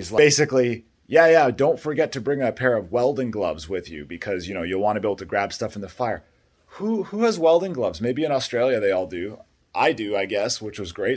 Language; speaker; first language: English; native; English